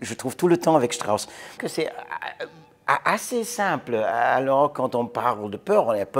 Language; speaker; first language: French; non-native, learner; English